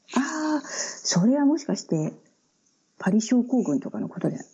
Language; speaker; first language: Japanese; native; Japanese